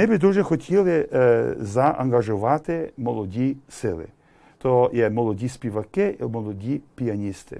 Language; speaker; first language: Ukrainian; early bilingual, heritage; English